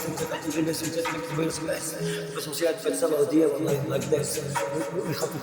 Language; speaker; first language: Latvian; non-native, local second language; Russian